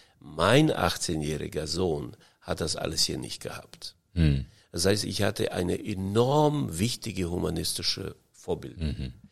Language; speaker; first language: German; early bilingual, heritage; German